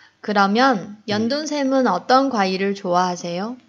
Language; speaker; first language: Korean; non-native, fluent; Chinese